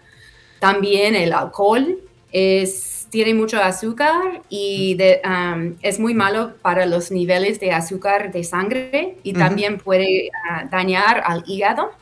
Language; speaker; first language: Spanish; non-native, fluent; English